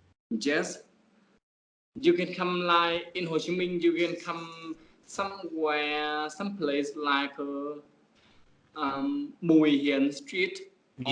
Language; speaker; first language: English; non-native, learner; Vietnamese